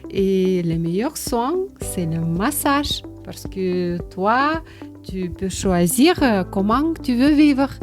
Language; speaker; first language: French; non-native, learner; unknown